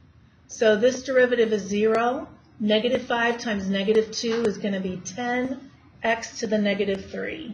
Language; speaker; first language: English; native; English